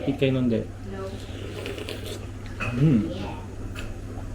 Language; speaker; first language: Japanese; non-native, learner; Filipino